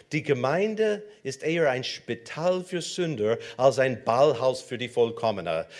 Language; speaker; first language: German; non-native, fluent; English